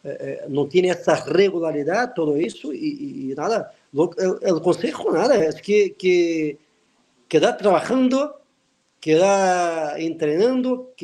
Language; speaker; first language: Spanish; non-native, fluent; Portuguese